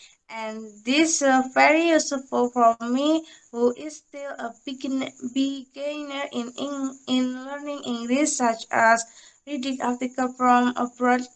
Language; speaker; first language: English; non-native, learner; Indonesian